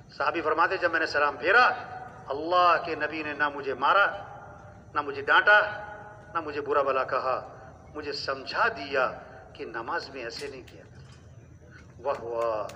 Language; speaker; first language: Urdu; non-native, local second language; Pashto